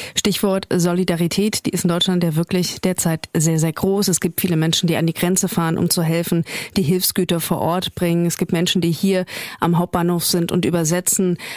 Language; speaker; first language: German; native; German